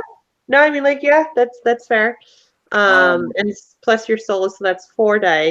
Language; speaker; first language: English; native; English